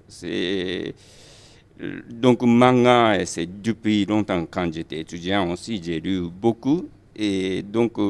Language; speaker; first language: French; non-native, fluent; Japanese